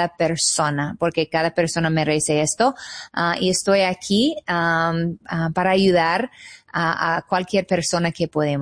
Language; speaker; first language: Spanish; non-native, fluent; English